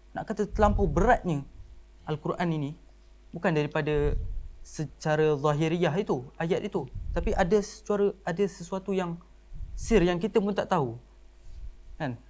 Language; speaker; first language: Malay; native; Malay